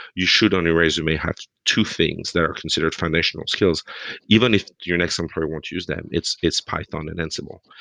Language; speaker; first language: English; non-native, fluent; French